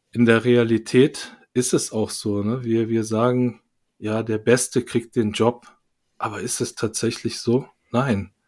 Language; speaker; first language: German; early bilingual, other home language; Korean